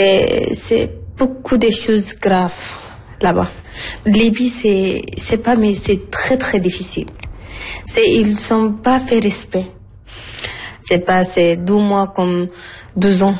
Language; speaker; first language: French; non-native, learner; Arabic